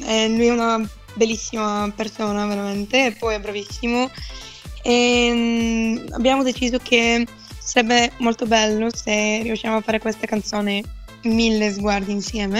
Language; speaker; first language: Italian; non-native, fluent; Bulgarian